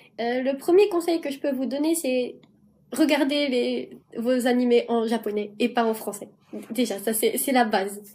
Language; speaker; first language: French; native; French